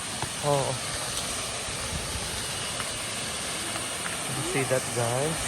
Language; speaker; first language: English; non-native, local second language; Filipino